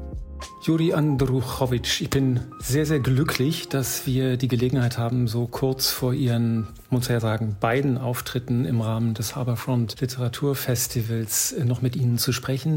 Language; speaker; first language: German; native; German